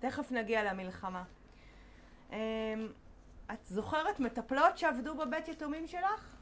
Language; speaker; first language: Hebrew; native; Hebrew